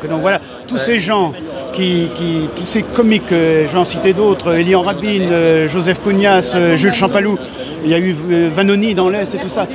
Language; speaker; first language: French; native; French